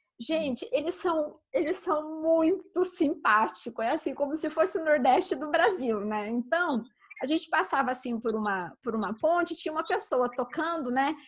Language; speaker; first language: Portuguese; native; Portuguese